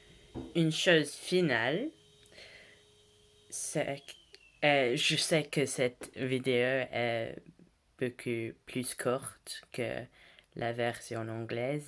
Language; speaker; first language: French; non-native, learner; English